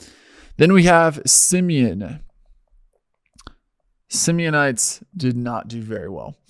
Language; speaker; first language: English; native; English